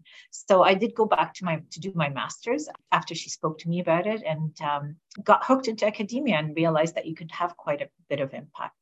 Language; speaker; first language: English; non-native, fluent; Arabic